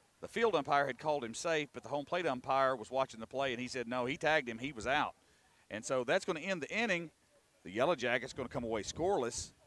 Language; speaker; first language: English; native; English